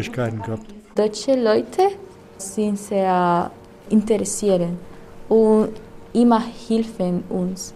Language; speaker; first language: German; non-native, learner; Spanish